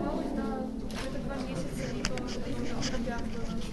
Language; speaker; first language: Russian; native; Russian